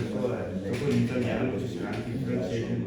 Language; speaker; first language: Italian; native; Italian